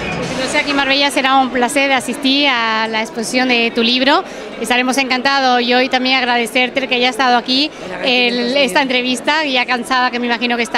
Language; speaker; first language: Spanish; native; Spanish